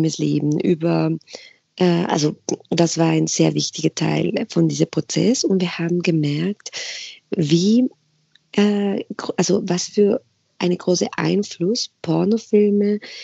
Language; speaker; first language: German; non-native, fluent; Spanish